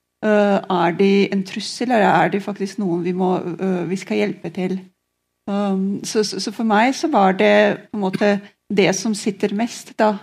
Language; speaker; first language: Norwegian; non-native, fluent; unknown